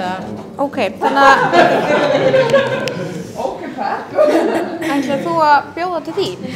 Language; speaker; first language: Icelandic; native; Icelandic